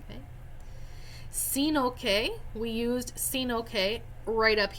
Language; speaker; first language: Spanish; non-native, fluent; English